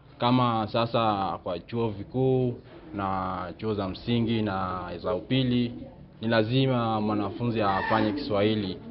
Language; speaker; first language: Swahili; non-native, local second language; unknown